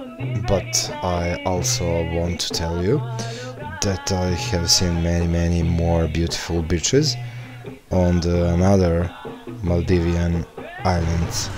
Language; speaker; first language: English; non-native, learner; Serbian